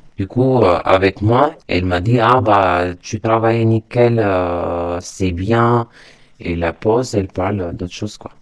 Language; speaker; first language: French; non-native, learner; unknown